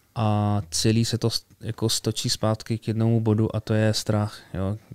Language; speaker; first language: Czech; early bilingual, other home language; Arabic